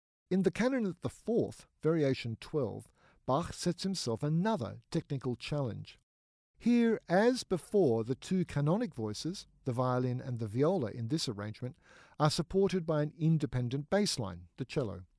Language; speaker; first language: English; native; English